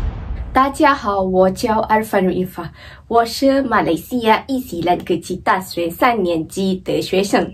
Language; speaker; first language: Chinese; non-native, learner; Malay